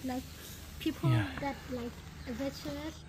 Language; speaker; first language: English; non-native, learner; Thai